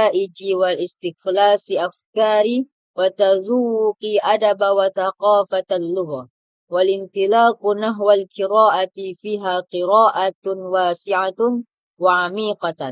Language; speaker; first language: Arabic; non-native, learner; Indonesian